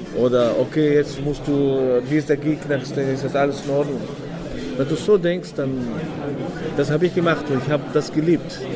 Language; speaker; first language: German; non-native, fluent; Arabic